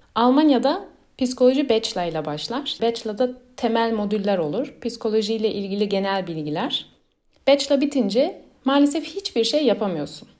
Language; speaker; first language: Turkish; early bilingual, heritage; Turkish